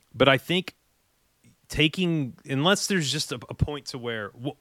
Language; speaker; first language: English; native; English